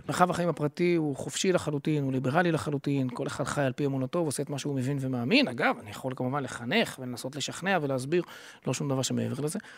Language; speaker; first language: Hebrew; native; Hebrew